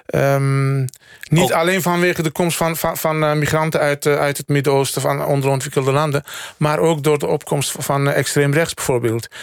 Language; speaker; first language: Dutch; early bilingual, other home language; Turkish